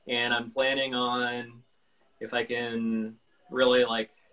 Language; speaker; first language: English; native; English